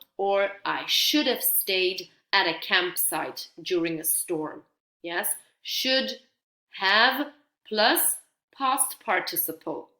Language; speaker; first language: English; non-native, fluent; Dutch